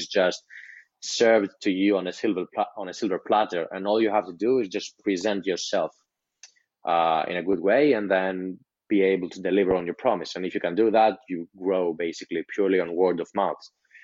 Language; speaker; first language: English; non-native, fluent; Greek